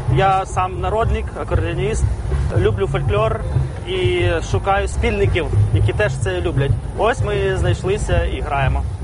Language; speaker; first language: Ukrainian; non-native, local second language; Russian